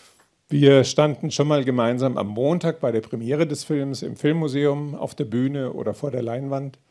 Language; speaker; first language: German; native; German